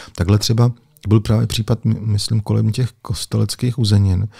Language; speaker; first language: Czech; native; Czech